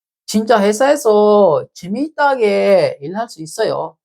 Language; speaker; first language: Korean; non-native, fluent; Sinhala